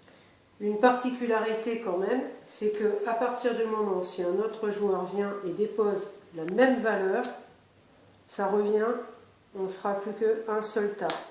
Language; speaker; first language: French; native; French